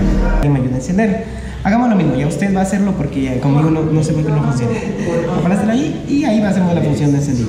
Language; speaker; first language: Spanish; native; Spanish